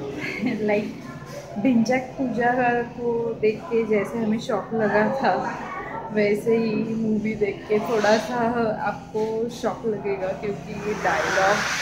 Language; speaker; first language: Hindi; non-native, local second language; Marathi